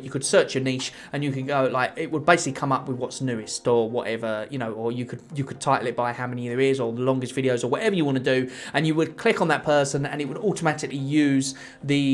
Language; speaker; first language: English; native; English